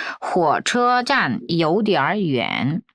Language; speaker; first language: Chinese; non-native, fluent; Korean